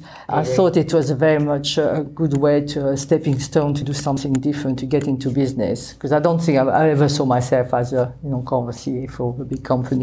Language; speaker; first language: English; non-native, fluent; French